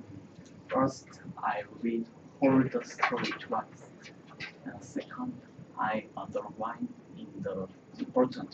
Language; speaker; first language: English; non-native, learner; Korean